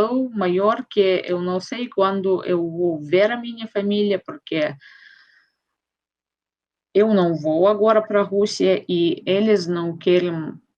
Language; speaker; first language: Portuguese; non-native, fluent; Russian